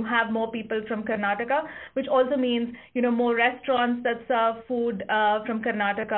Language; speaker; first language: English; non-native, local second language; Kannada